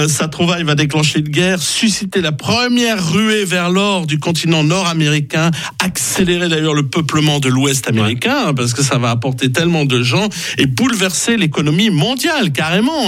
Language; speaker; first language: French; native; French